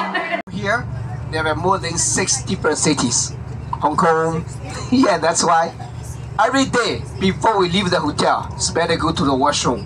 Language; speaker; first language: English; non-native, learner; Chinese